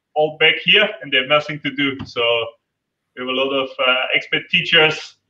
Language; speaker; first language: English; non-native, fluent; German